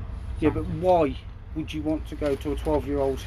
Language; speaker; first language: English; native; English